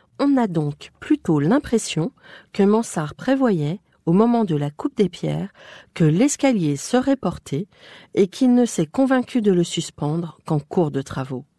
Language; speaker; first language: French; native; French